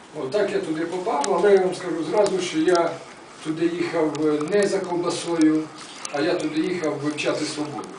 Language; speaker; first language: Ukrainian; native; Ukrainian